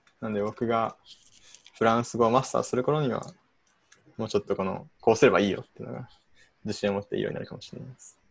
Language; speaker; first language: Japanese; native; Japanese